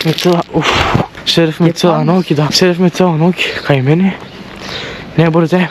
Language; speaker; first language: Macedonian; non-native, local second language; Romany